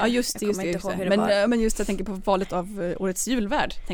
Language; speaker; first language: Swedish; native; Swedish